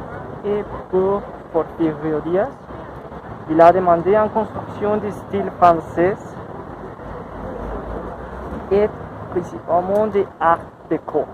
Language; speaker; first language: French; non-native, learner; Spanish